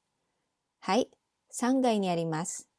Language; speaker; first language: Japanese; non-native, fluent; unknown